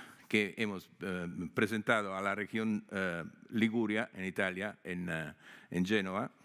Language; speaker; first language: Spanish; non-native, fluent; Italian